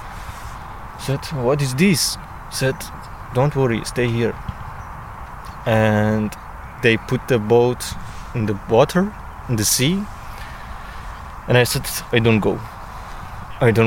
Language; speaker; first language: English; non-native, learner; Persian